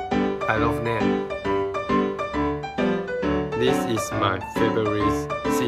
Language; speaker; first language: English; non-native, learner; Chinese